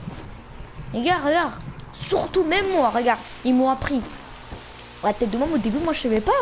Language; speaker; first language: French; native; French